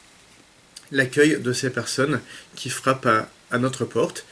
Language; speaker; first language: French; native; French